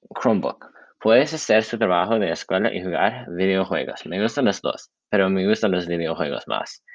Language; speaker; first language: Spanish; non-native, learner; English